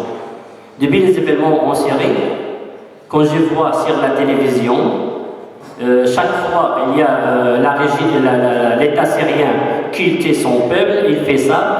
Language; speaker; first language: French; non-native, fluent; Arabic